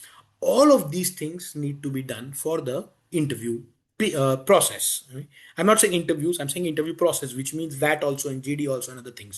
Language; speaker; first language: English; non-native, local second language; Hindi